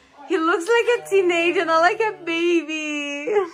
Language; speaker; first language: English; non-native, fluent; Portuguese